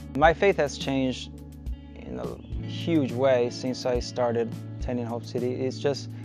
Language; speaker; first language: English; non-native, fluent; Portuguese